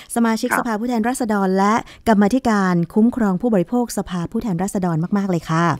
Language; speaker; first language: Thai; native; Thai